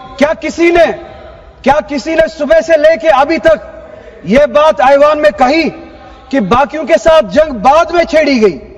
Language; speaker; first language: Urdu; non-native, local second language; Kashmiri